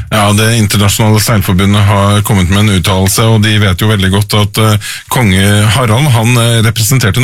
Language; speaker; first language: Norwegian; native; Norwegian